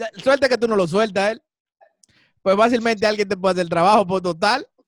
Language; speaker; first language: Spanish; native; Spanish